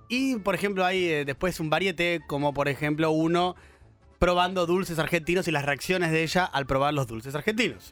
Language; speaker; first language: Spanish; native; Spanish